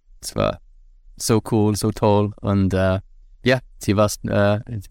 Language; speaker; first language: German; non-native, learner; English